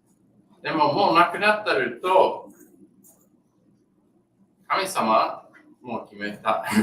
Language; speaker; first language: Japanese; non-native, learner; English